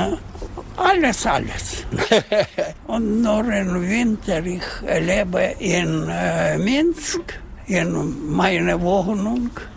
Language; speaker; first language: German; non-native, learner; Russian